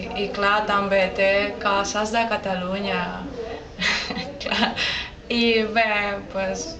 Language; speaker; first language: Catalan; non-native, learner; Spanish